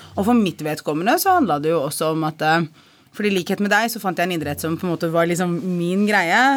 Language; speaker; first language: Norwegian; early bilingual, other home language; Arabic